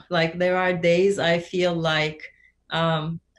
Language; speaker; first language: English; non-native, fluent; Turkish